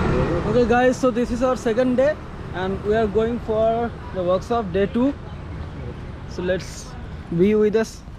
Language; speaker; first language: English; non-native, local second language; Bangla